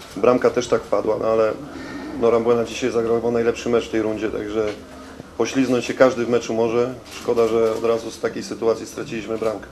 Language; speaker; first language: Polish; native; Polish